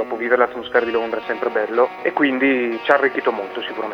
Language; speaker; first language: Italian; native; Italian